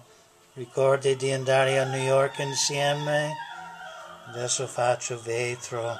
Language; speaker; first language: Italian; non-native, learner; English